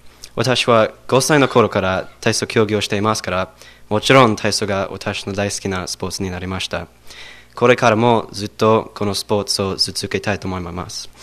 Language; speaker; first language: Japanese; non-native, learner; English